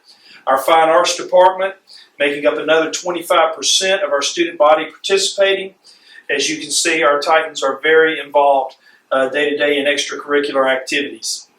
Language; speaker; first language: English; native; English